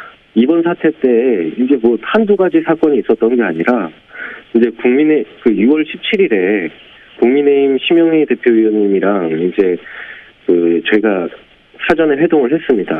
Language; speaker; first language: Korean; native; Korean